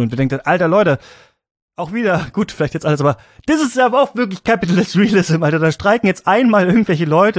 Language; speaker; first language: German; native; German